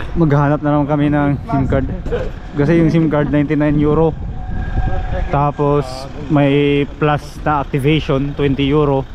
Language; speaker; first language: Filipino; non-native, local second language; Waray